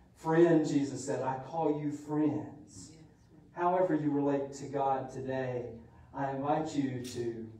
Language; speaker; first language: English; native; English